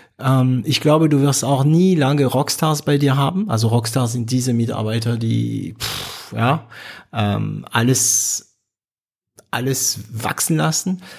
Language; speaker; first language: German; non-native, fluent; French